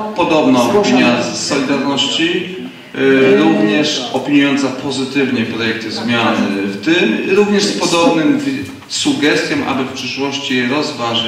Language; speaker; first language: Polish; native; Polish